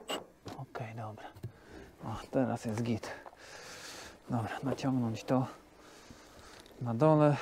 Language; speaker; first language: Polish; native; Polish